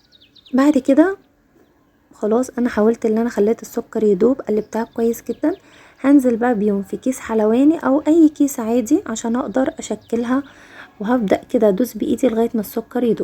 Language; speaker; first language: Arabic; native; Arabic